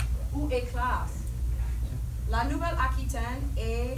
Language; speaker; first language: French; non-native, fluent; English